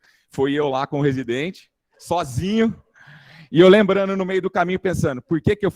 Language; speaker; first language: Portuguese; native; Portuguese